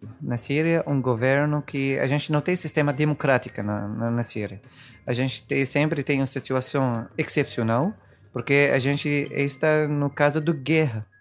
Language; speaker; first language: Portuguese; non-native, fluent; Arabic